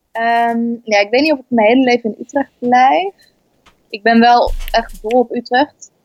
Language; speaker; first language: Dutch; native; Dutch